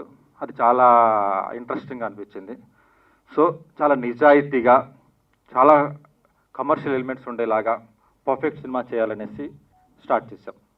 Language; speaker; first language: Telugu; native; Telugu